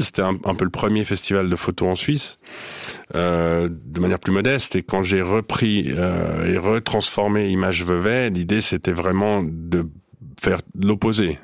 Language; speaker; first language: French; non-native, local second language; Swiss German